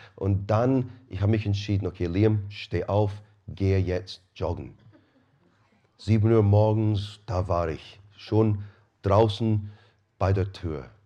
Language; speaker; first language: German; non-native, fluent; English